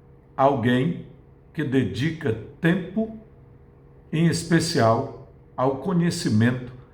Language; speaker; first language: Portuguese; native; Portuguese